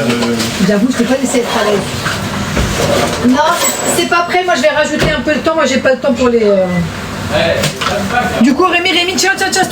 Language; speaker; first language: French; native; French